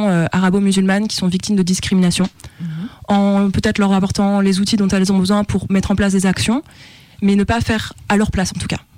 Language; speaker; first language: French; native; French